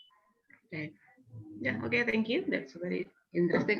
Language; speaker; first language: English; non-native, fluent; Indonesian